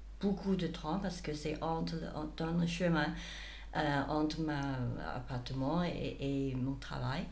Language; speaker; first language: French; non-native, fluent; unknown